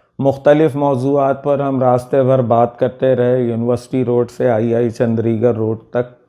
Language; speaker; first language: Urdu; native; Urdu